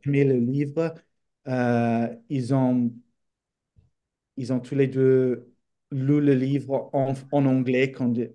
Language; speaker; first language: French; non-native, fluent; English